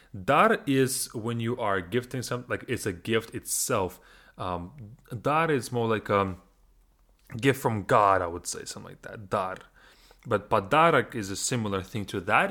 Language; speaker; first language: English; non-native, fluent; Russian